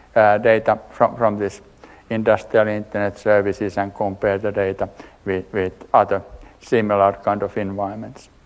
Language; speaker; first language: English; non-native, fluent; Finnish